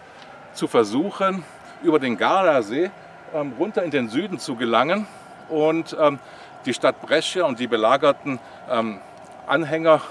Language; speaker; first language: German; native; German